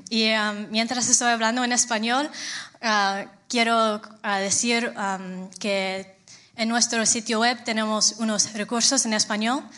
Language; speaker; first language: Spanish; non-native, fluent; English